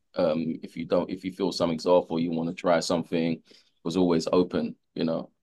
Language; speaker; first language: English; native; English